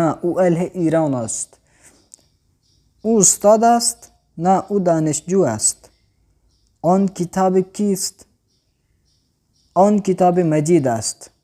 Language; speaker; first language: Persian; non-native, fluent; Urdu